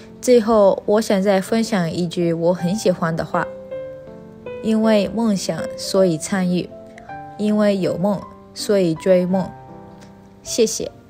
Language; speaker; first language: Chinese; non-native, fluent; Japanese